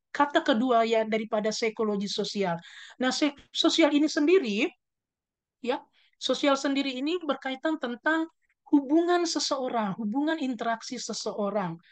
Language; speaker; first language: Indonesian; native; Indonesian